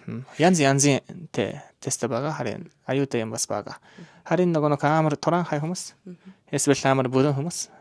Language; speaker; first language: Mongolian; non-native, learner; Japanese